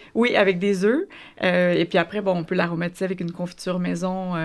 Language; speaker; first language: French; native; French